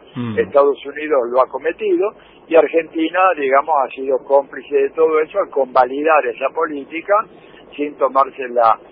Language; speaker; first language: Spanish; native; Spanish